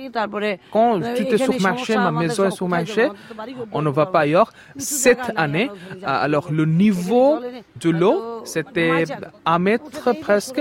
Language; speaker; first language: French; non-native, fluent; Bangla